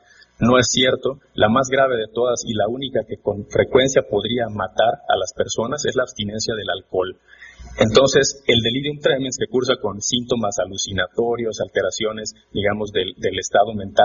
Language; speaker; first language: Spanish; native; Spanish